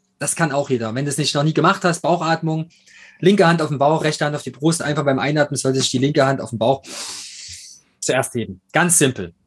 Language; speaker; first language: German; native; German